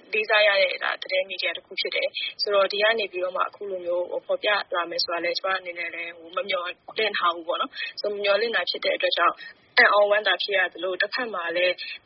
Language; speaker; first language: Burmese; non-native, local second language; Kachin